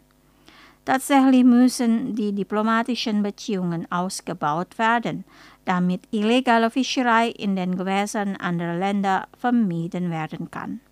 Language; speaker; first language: German; non-native, fluent; Indonesian